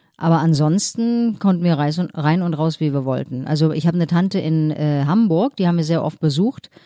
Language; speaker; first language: German; native; German